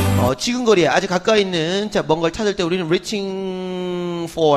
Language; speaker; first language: Korean; native; Korean